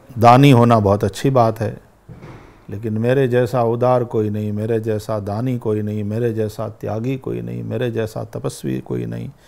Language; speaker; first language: Hindi; non-native, local second language; Gujarati